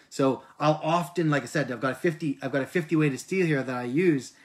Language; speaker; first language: English; native; English